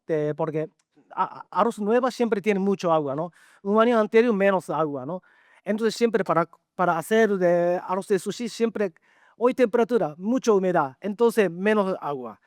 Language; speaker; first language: Spanish; non-native, learner; Japanese